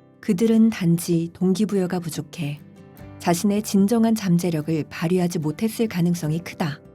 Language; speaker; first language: Korean; native; Korean